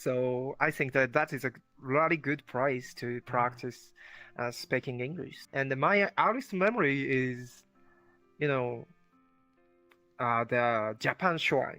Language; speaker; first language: English; non-native, learner; Japanese